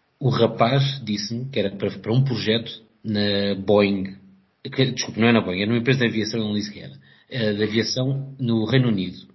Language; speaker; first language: Portuguese; native; Portuguese